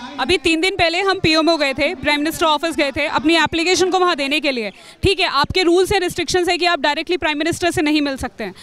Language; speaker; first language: Hindi; native; Hindi